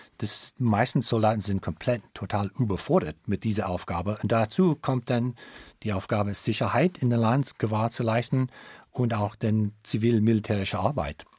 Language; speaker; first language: German; non-native, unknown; English